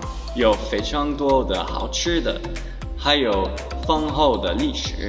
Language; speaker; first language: Chinese; non-native, fluent; English